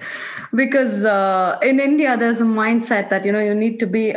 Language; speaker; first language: English; non-native, local second language; Kannada